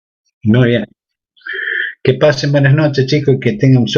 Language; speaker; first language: Spanish; native; Spanish